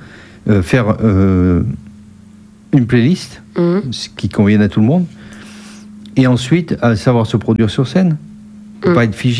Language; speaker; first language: French; native; French